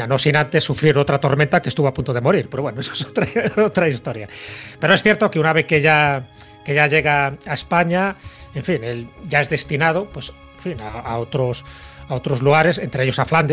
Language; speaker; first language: Spanish; native; Spanish